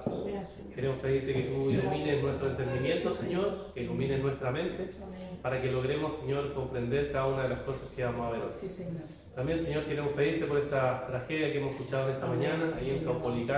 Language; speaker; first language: Spanish; native; Spanish